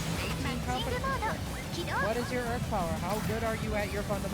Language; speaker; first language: English; native; English